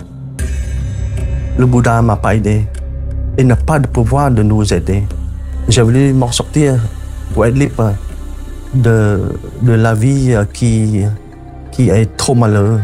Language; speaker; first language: French; non-native, fluent; Khmer